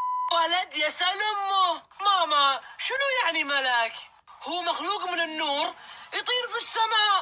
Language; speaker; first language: Arabic; native; Arabic